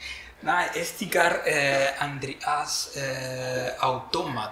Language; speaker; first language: Greek; non-native, fluent; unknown